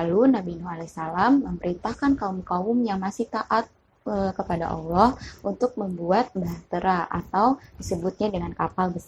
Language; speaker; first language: Indonesian; native; Indonesian